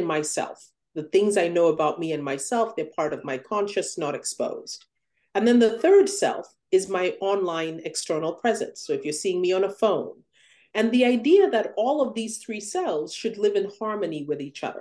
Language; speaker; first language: English; non-native, local second language; Ganda